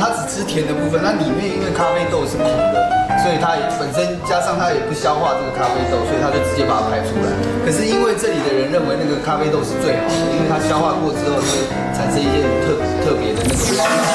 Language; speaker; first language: Chinese; native; Chinese